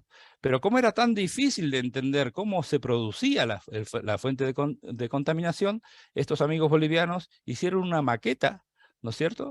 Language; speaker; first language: Spanish; native; Spanish